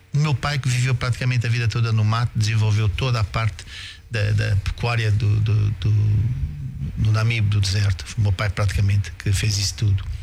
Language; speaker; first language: Portuguese; native; Portuguese